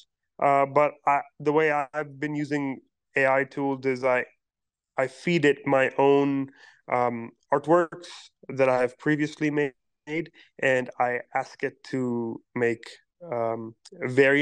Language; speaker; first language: English; non-native, local second language; Pashto